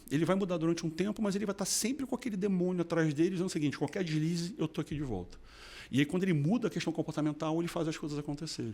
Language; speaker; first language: Portuguese; native; Portuguese